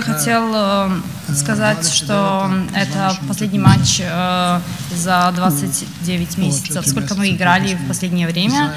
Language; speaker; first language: Russian; non-native, fluent; Serbian